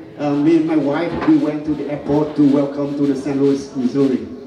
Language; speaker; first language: English; non-native, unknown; Vietnamese